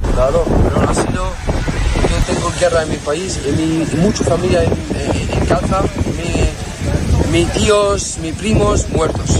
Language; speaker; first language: Spanish; non-native, learner; Arabic